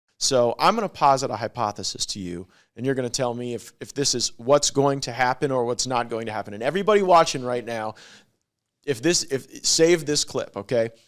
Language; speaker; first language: English; native; English